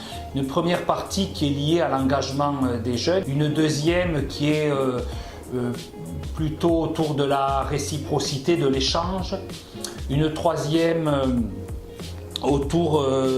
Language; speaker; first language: French; native; French